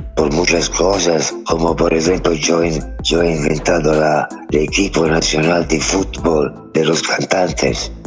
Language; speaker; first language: Spanish; non-native, fluent; Italian